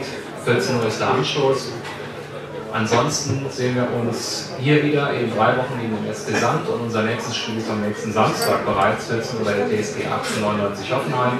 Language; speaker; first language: German; native; German